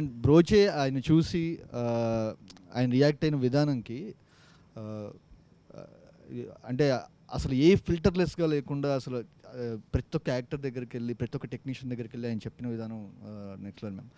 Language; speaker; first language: Telugu; native; Telugu